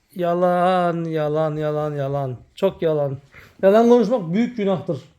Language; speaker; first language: Turkish; native; Turkish